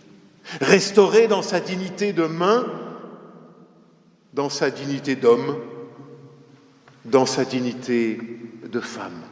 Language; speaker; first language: French; native; French